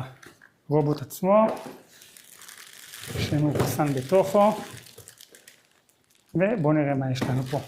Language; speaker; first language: Hebrew; native; Hebrew